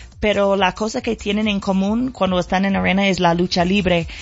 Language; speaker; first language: Spanish; non-native, learner; English